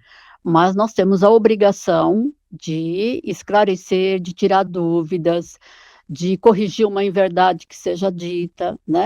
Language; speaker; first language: Portuguese; native; Portuguese